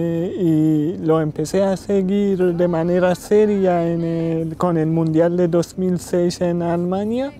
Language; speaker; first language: Spanish; early bilingual, other home language; Persian